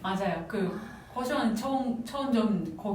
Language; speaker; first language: Korean; non-native, fluent; Japanese